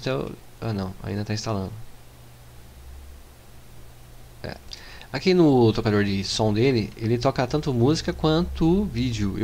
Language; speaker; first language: Portuguese; native; Portuguese